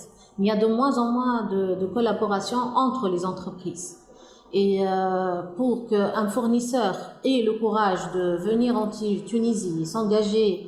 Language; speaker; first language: French; non-native, local second language; Arabic